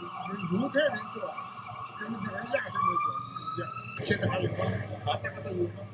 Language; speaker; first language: Chinese; native; Chinese